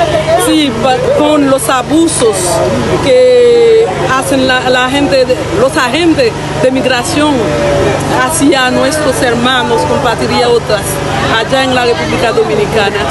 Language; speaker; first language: Spanish; non-native, fluent; Haitian Creole